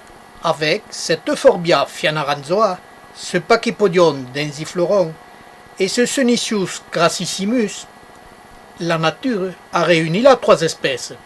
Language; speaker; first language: French; native; French